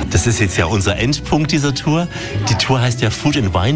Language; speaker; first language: German; native; German